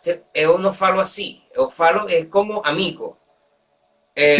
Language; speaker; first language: Portuguese; non-native, learner; Spanish